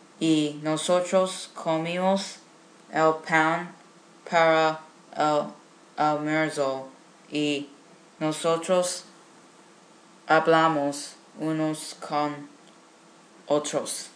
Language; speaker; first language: Spanish; non-native, learner; English